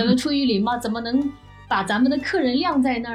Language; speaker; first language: Chinese; native; Chinese